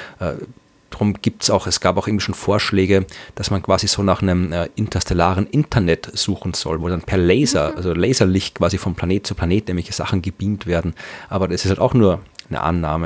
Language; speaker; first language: German; native; German